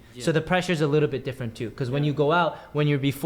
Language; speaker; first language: English; native; English